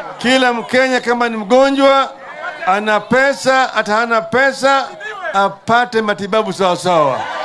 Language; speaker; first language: Swahili; non-native, local second language; Luo (Kenya and Tanzania)